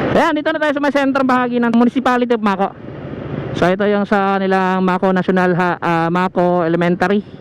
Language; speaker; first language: Filipino; non-native, local second language; Cebuano